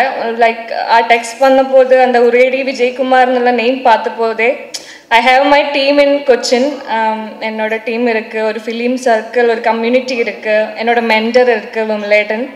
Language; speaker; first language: Tamil; non-native, learner; Malayalam